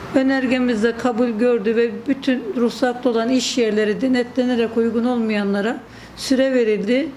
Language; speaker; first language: Turkish; native; Turkish